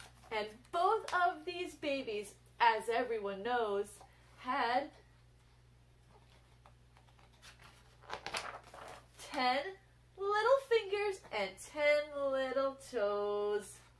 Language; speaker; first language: English; native; English